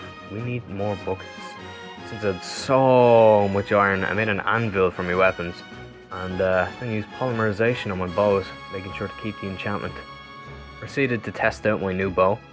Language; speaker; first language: English; native; English